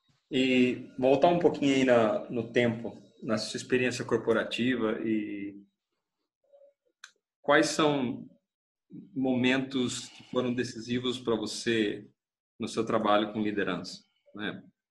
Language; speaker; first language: Portuguese; native; Portuguese